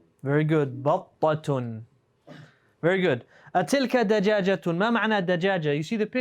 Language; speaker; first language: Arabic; non-native, fluent; English